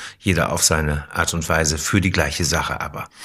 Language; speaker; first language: German; native; German